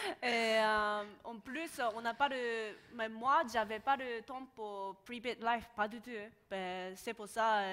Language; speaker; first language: French; non-native, learner; Japanese